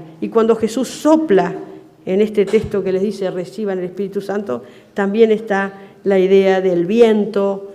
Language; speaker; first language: Spanish; native; Spanish